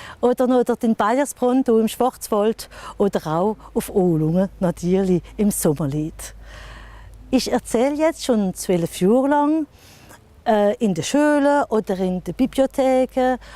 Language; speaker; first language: German; non-native, local second language; Swiss German